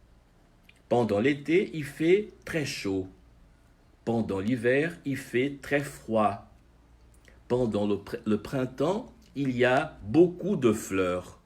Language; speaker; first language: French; non-native, fluent; Portuguese